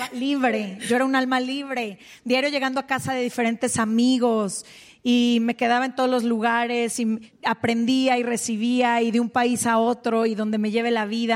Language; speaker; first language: Spanish; native; Spanish